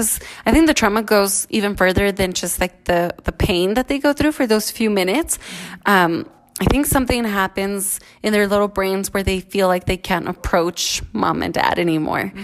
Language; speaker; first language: English; early bilingual, other home language; Spanish